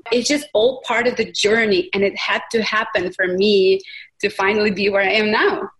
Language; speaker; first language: English; non-native, fluent; Russian